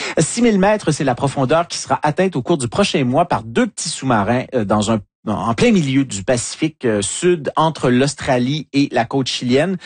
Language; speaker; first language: French; native; French